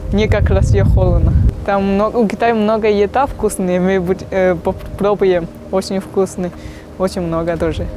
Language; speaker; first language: Russian; non-native, learner; Chinese